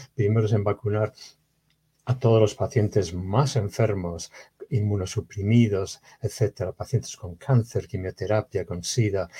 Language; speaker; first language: Spanish; native; Spanish